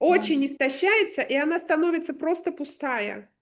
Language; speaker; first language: Russian; native; Russian